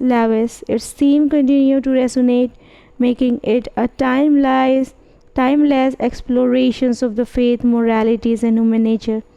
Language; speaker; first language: English; non-native, fluent; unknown